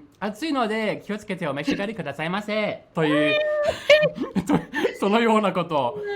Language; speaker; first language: Japanese; non-native, fluent; English